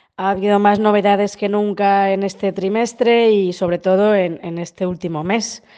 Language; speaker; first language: Spanish; native; Spanish